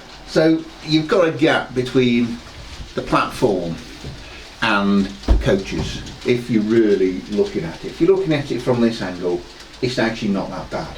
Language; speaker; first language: English; native; English